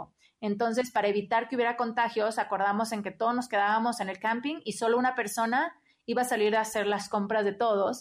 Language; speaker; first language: Spanish; native; Spanish